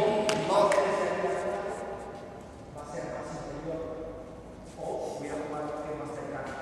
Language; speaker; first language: Spanish; native; Spanish